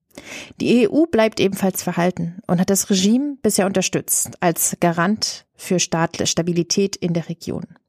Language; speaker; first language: German; native; German